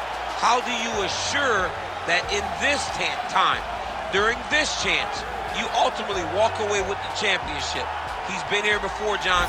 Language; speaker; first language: English; native; English